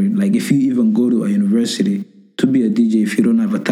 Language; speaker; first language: English; non-native, local second language; Somali